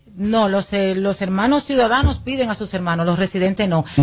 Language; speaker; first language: Spanish; native; Spanish